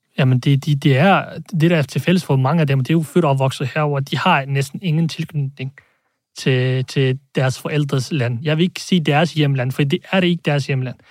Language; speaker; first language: Danish; early bilingual, other home language; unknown